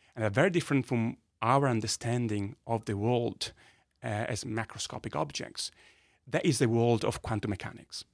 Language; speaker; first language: English; non-native, fluent; Italian